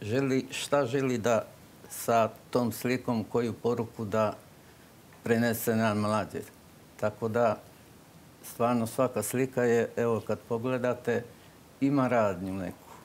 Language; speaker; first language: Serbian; non-native, local second language; Slovak